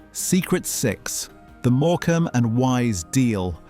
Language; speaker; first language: English; native; English